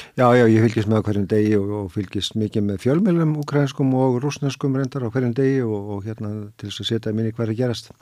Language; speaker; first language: Icelandic; native; Icelandic